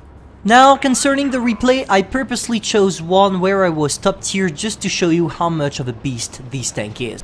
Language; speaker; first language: English; non-native, fluent; French